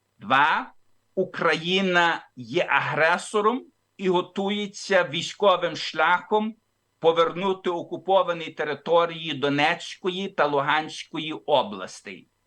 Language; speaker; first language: Ukrainian; early bilingual, heritage; Ukrainian